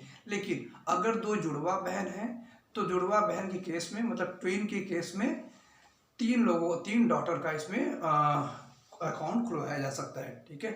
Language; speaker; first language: Hindi; native; Hindi